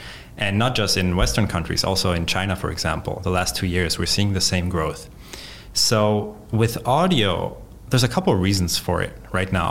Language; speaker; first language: English; non-native, fluent; Polish